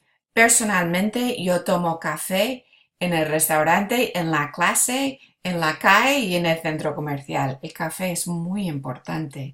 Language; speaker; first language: Spanish; non-native, fluent; English